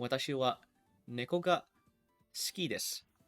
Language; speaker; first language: Japanese; non-native, learner; English